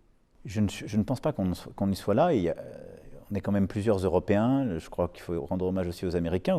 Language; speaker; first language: French; native; French